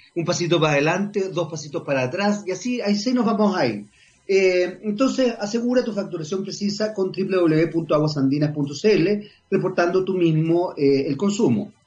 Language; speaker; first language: Spanish; native; Spanish